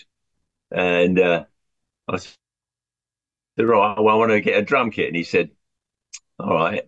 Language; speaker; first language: English; native; English